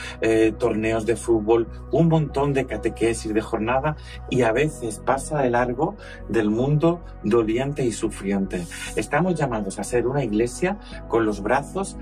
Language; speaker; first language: Spanish; native; Spanish